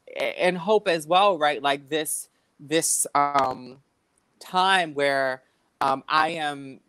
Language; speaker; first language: English; native; English